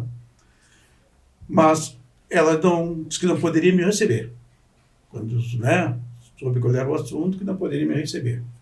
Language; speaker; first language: Portuguese; native; Portuguese